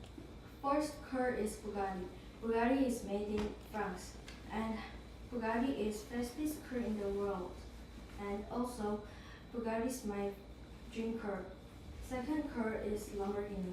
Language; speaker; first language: English; non-native, learner; Korean